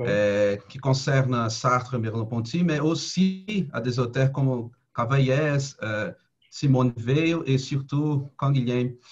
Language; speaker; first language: French; non-native, fluent; Portuguese